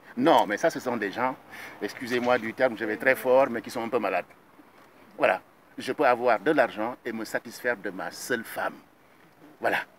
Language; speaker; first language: French; non-native, local second language; Wolof